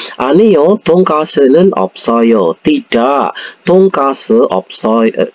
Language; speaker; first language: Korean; non-native, learner; Indonesian